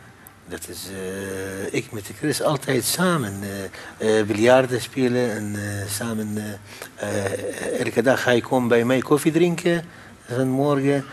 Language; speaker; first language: Dutch; non-native, learner; Arabic